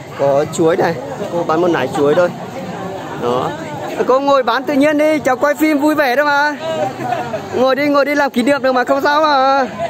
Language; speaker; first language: Vietnamese; native; Vietnamese